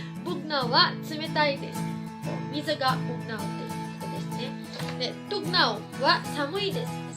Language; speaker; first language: Japanese; non-native, fluent; Filipino